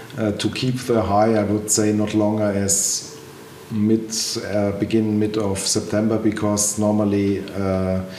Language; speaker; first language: English; non-native, learner; German